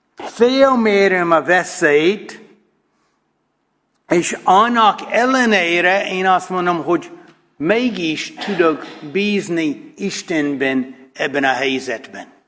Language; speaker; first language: Hungarian; non-native, fluent; English